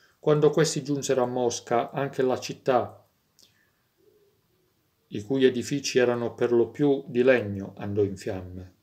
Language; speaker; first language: Italian; native; Italian